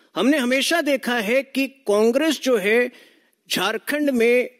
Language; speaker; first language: Hindi; native; Hindi